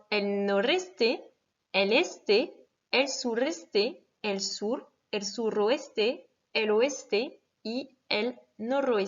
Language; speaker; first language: Spanish; non-native, fluent; French